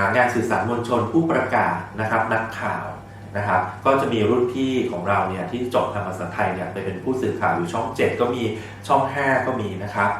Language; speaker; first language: Thai; native; Thai